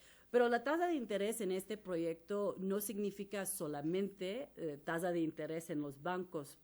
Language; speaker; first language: Spanish; non-native, fluent; English